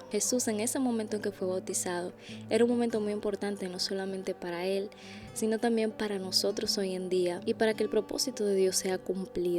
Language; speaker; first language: Spanish; native; Spanish